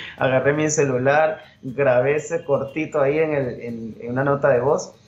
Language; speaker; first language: Spanish; native; Spanish